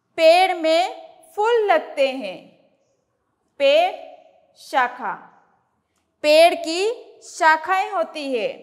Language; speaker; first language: Hindi; native; Hindi